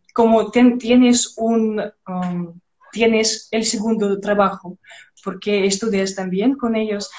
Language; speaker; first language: Spanish; non-native, learner; Russian